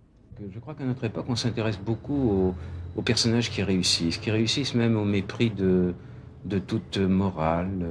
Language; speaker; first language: French; native; French